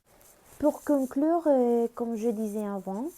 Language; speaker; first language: French; non-native, learner; Spanish